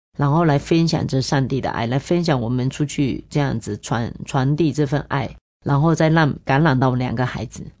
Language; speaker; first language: Chinese; native; Chinese